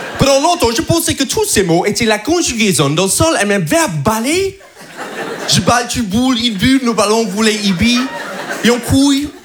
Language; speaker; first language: French; non-native, fluent; English